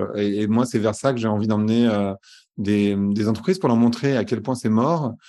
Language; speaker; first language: French; native; French